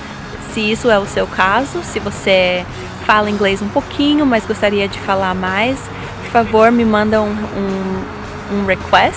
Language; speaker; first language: Portuguese; early bilingual, heritage; Portuguese